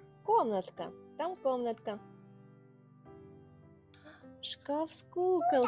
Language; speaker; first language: Russian; native; Russian